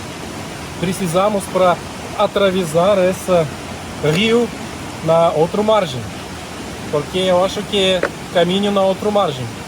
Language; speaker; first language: Portuguese; non-native, learner; Russian